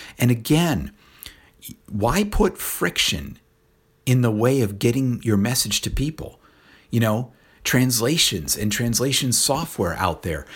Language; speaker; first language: English; native; English